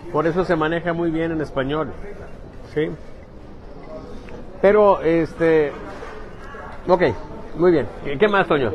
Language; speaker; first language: Spanish; native; Spanish